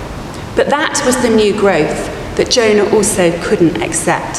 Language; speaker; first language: English; native; English